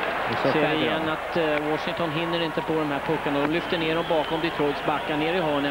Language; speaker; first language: Swedish; native; Swedish